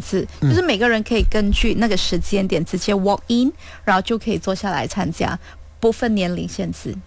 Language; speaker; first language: Chinese; native; Chinese